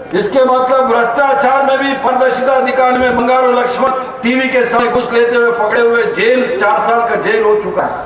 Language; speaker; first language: Hindi; non-native, local second language; Kannada